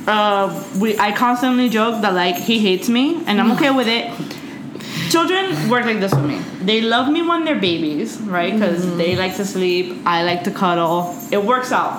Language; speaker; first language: English; early bilingual, other home language; Spanish